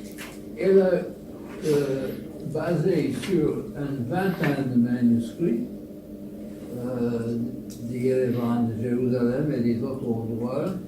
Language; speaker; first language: French; non-native, fluent; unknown